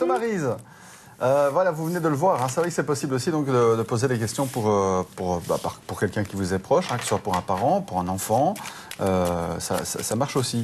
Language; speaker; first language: French; native; French